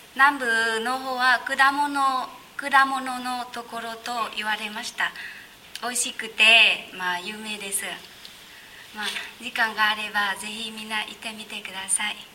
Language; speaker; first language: Japanese; non-native, learner; Vietnamese